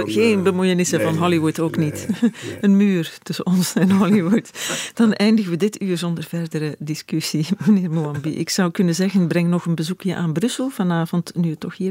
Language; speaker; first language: Dutch; native; Dutch